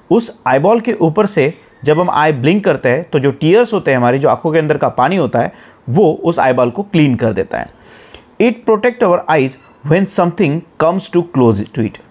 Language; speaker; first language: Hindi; non-native, local second language; Marathi